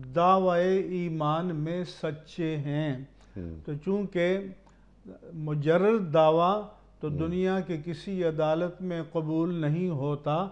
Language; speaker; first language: Urdu; native; Urdu